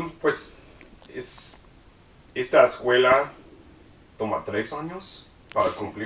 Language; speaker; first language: Spanish; non-native, learner; English